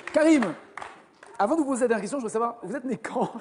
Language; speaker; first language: French; native; French